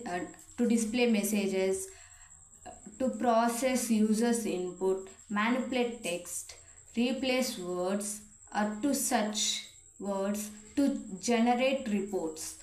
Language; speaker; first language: English; non-native, local second language; Telugu